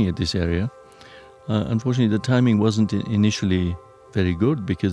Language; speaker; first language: English; non-native, local second language; Punjabi